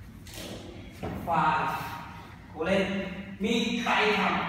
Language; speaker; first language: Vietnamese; non-native, learner; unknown